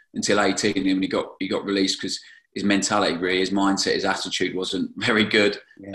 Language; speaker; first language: English; native; English